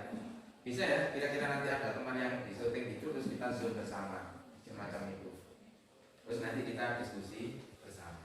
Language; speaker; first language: Indonesian; native; Indonesian